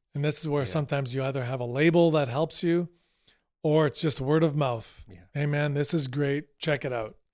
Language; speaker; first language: English; native; English